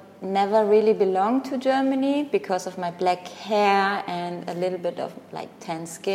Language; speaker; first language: English; non-native, fluent; Greek